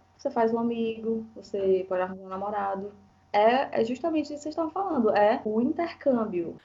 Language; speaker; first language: Portuguese; native; Portuguese